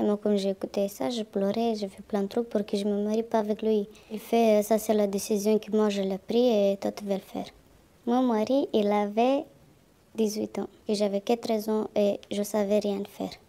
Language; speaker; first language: French; non-native, learner; Romanian